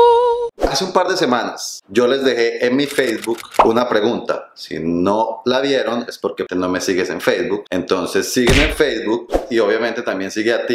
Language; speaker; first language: Spanish; native; Spanish